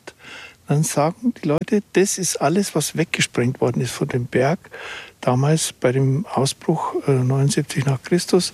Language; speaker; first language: German; native; German